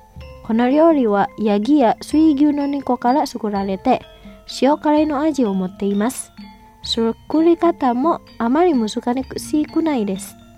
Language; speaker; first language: Japanese; non-native, fluent; Indonesian